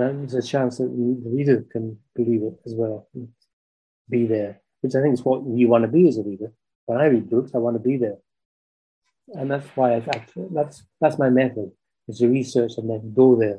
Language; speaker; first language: English; native; English